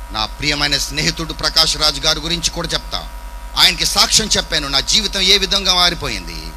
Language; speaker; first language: Telugu; non-native, fluent; English